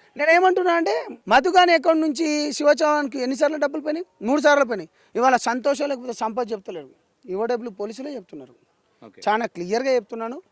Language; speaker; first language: Telugu; non-native, local second language; Lambadi